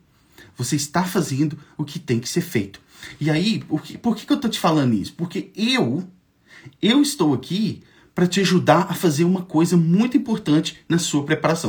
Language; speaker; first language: Portuguese; native; Portuguese